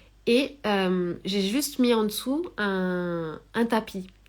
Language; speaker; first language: French; native; French